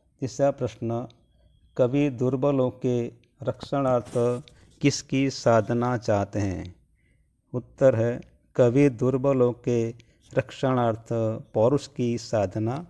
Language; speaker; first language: Hindi; non-native, local second language; Gujarati